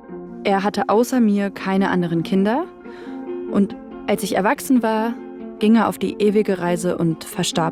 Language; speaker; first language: German; native; German